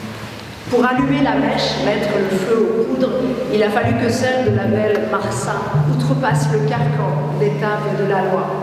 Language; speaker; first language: French; native; French